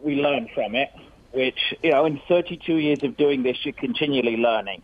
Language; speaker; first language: English; native; English